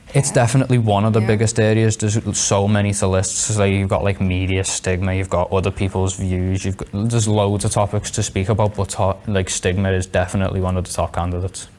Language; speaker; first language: English; native; English